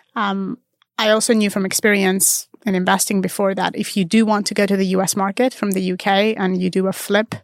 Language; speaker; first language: English; non-native, fluent; Armenian